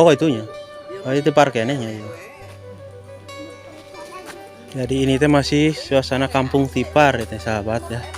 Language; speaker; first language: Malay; non-native, local second language; Sundanese